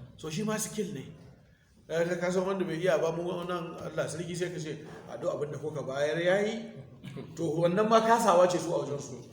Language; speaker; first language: Hausa; native; Hausa